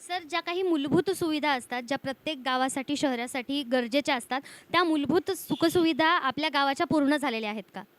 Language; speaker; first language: Marathi; native; Marathi